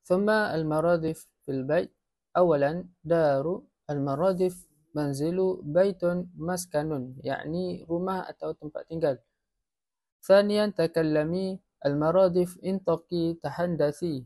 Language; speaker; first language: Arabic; non-native, learner; Malay